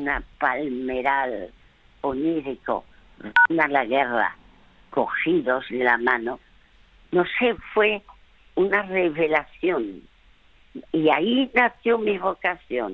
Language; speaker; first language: Spanish; early bilingual, other home language; French